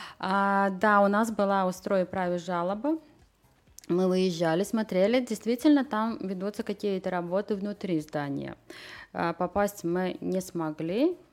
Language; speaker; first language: Russian; non-native, local second language; Latvian